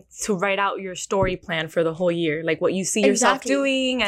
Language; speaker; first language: English; early bilingual, other home language; Spanish